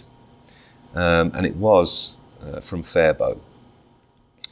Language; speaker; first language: English; native; English